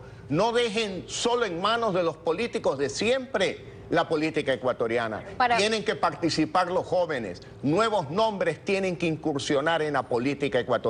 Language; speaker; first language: Spanish; native; Spanish